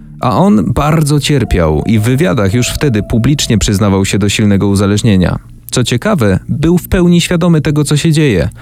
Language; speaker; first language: Polish; native; Polish